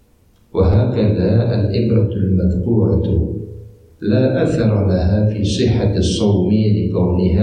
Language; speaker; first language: Arabic; non-native, fluent; Indonesian